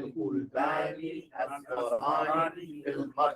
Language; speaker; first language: Arabic; non-native, learner; English